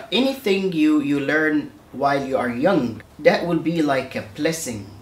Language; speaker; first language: English; non-native, fluent; Arabic